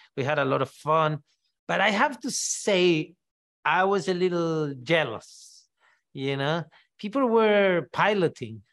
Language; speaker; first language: English; non-native, fluent; Spanish